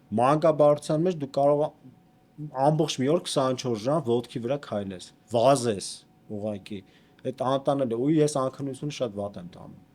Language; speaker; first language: Armenian; native; Armenian